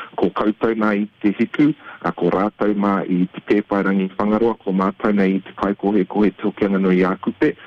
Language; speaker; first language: Māori; native; Māori